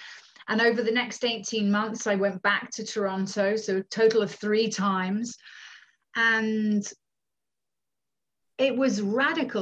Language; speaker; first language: English; native; English